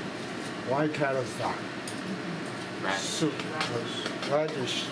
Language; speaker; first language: English; non-native, learner; Chinese